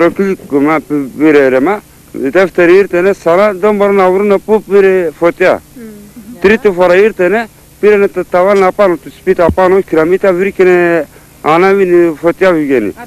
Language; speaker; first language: Greek; non-native, local second language; Turkish